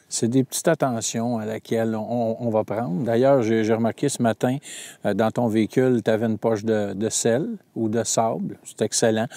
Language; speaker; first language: French; native; French